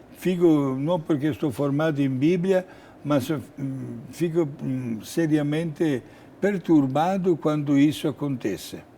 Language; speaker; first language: Portuguese; non-native, fluent; Italian